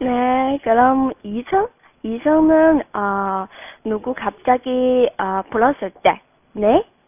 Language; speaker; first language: Korean; non-native, fluent; Chinese